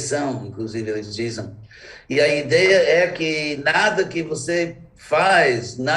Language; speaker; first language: Portuguese; non-native, fluent; English